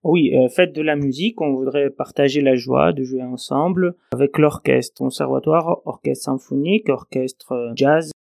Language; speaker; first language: French; non-native, fluent; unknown